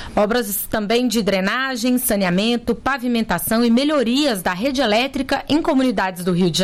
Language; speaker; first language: Portuguese; native; Portuguese